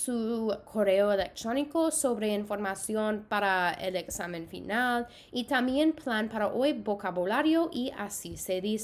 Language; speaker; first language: Spanish; non-native, fluent; English